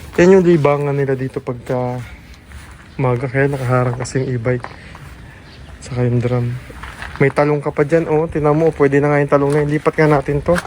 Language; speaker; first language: Filipino; native; Filipino